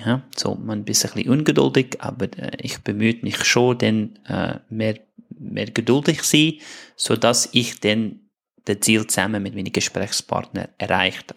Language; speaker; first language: German; non-native, fluent; English